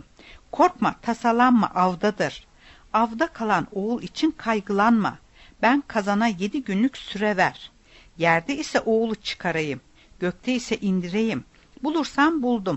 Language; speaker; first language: Turkish; native; Turkish